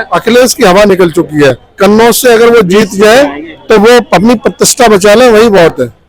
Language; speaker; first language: Hindi; native; Hindi